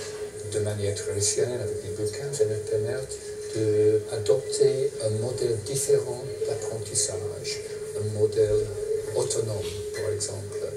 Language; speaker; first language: French; non-native, fluent; English